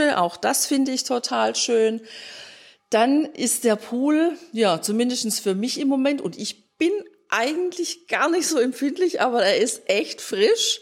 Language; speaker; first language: German; native; German